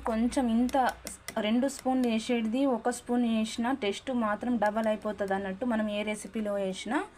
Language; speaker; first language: Telugu; non-native, local second language; Hindi